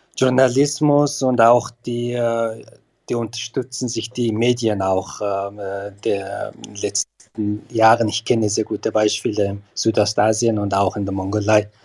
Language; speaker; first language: German; non-native, learner; Mongolian